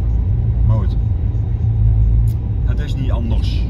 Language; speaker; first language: Dutch; native; Dutch